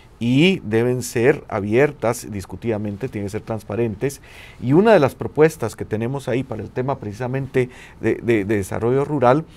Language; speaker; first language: Spanish; native; Spanish